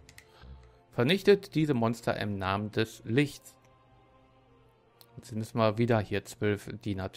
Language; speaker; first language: German; native; German